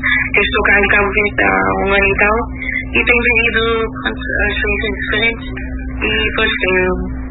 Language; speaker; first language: Portuguese; early bilingual, heritage; Portuguese